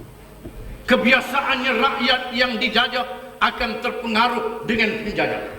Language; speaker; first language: Malay; native; Malay